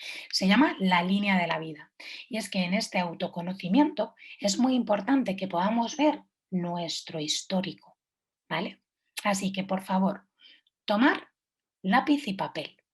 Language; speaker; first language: Spanish; native; Spanish